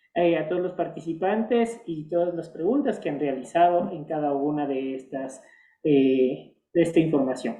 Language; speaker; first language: Spanish; native; Spanish